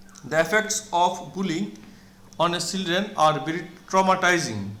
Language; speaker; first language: English; non-native, local second language; Bangla